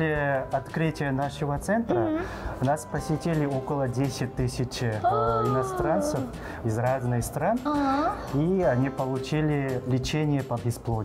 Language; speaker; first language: Russian; non-native, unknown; Korean